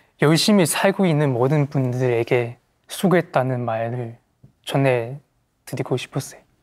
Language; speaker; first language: Korean; non-native, fluent; Chinese